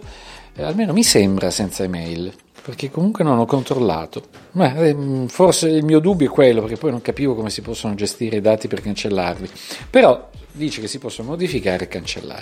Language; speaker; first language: Italian; native; Italian